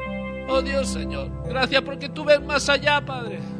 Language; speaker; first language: Spanish; native; Spanish